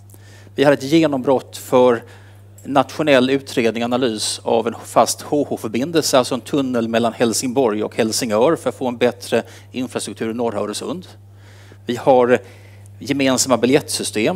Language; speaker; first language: Swedish; native; Swedish